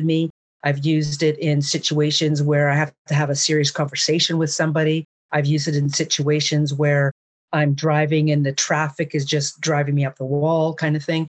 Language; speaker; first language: English; native; English